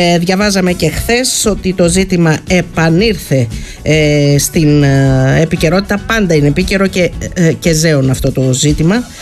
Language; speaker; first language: Greek; native; Greek